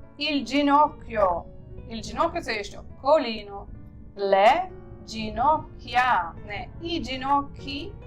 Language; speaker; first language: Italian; non-native, fluent; Ukrainian